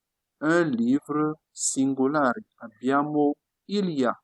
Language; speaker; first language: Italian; non-native, fluent; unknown